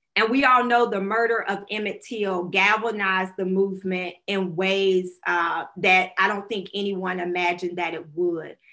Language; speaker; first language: English; native; English